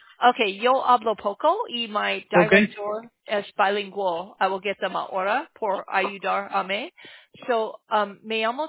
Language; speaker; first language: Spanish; non-native, learner; English